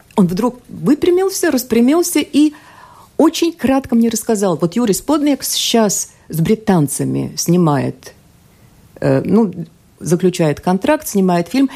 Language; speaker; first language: Russian; non-native, local second language; Latvian